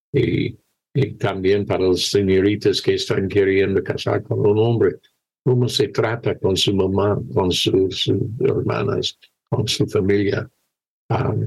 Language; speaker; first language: Spanish; non-native, fluent; English